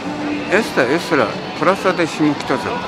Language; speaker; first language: Spanish; non-native, learner; Japanese